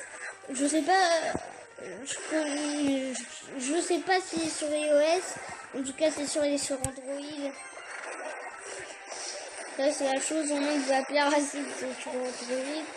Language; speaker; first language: French; native; French